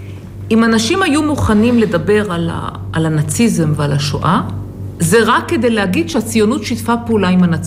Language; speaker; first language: Hebrew; native; Hebrew